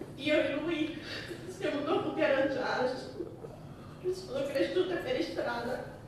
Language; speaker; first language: Italian; non-native, fluent; Portuguese